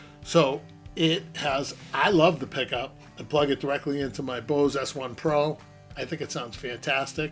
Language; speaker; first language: English; native; English